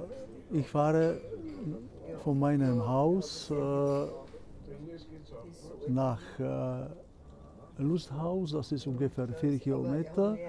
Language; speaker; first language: German; non-native, fluent; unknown